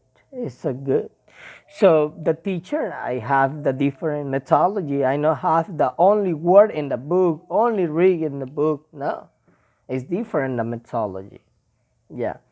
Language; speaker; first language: English; non-native, learner; Spanish